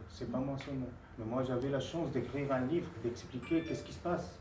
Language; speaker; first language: French; non-native, fluent; Arabic